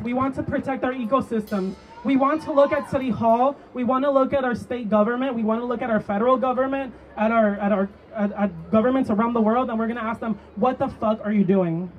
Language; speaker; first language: English; early bilingual, other home language; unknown